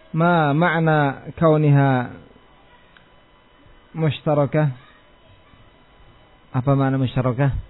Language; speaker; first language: Arabic; non-native, fluent; Indonesian